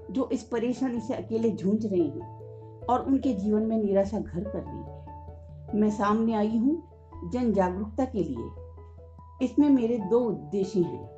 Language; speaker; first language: Hindi; native; Hindi